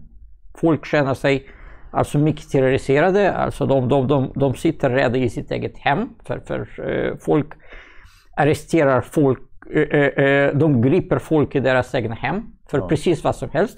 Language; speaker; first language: Swedish; non-native, fluent; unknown